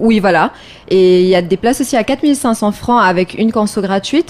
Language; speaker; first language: French; native; French